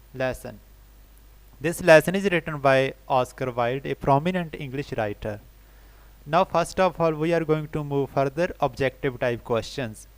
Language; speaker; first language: English; non-native, local second language; Punjabi